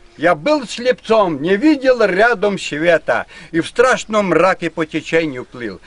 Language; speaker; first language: Russian; non-native, local second language; Ukrainian